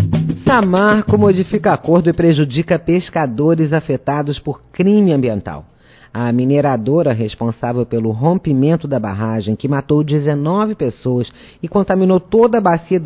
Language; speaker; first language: Portuguese; native; Portuguese